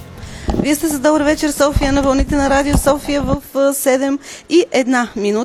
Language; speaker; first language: Bulgarian; native; Bulgarian